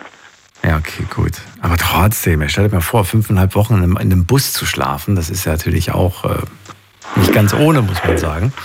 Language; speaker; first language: German; native; German